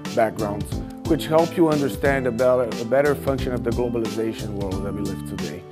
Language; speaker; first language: English; non-native, fluent; Portuguese